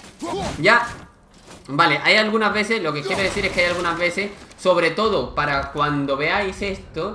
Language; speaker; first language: Spanish; native; Spanish